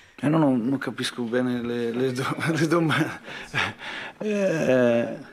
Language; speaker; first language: Italian; non-native, learner; Portuguese